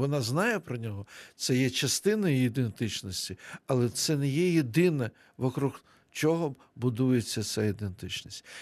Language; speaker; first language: Ukrainian; non-native, local second language; Russian